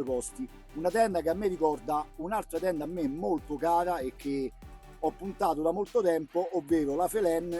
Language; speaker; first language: Italian; native; Italian